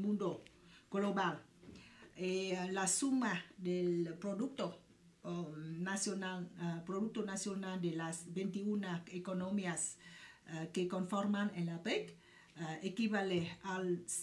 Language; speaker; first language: Spanish; non-native, fluent; Vietnamese